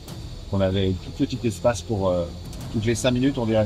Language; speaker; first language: French; native; French